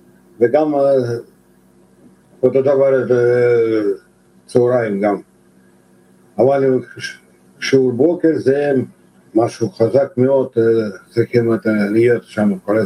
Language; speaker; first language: Hebrew; non-native, fluent; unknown